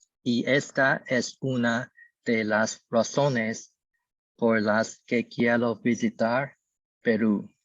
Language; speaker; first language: Spanish; non-native, learner; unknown